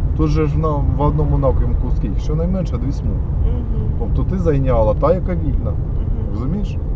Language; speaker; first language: Ukrainian; non-native, local second language; Russian